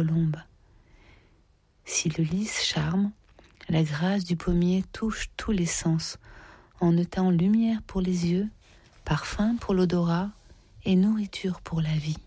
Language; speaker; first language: French; native; French